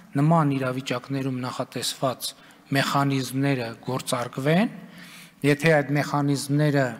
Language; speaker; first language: Armenian; native; Armenian